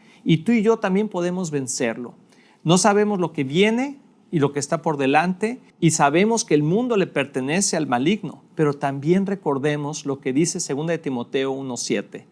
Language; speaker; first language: Spanish; native; Spanish